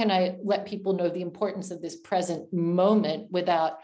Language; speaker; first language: English; native; English